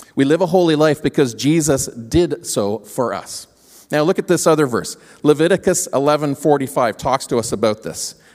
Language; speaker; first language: English; native; English